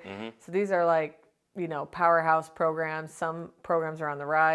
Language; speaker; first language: English; native; English